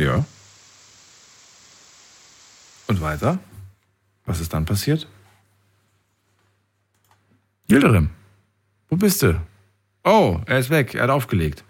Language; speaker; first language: German; native; German